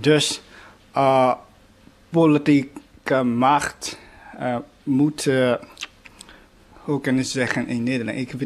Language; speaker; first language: Dutch; non-native, learner; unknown